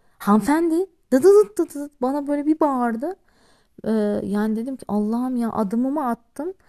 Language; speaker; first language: Turkish; native; Turkish